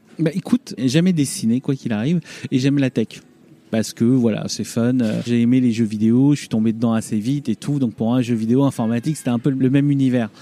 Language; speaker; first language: French; early bilingual, other home language; Vietnamese